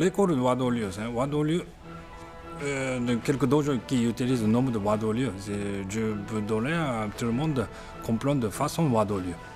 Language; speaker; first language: French; non-native, learner; Japanese